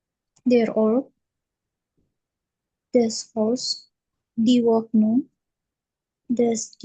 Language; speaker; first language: German; non-native, learner; Indonesian